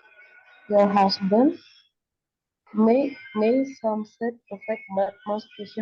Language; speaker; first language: English; non-native, learner; Indonesian